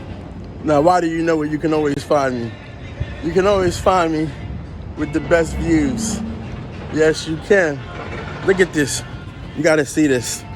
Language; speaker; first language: English; native; English